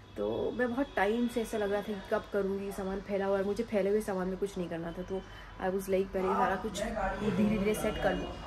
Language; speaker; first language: Hindi; native; Hindi